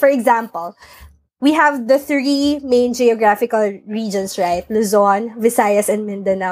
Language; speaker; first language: English; non-native, local second language; Filipino